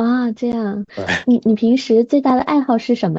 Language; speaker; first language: Chinese; native; Chinese